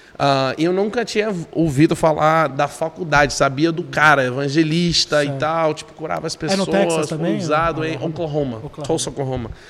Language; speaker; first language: Portuguese; non-native, fluent; English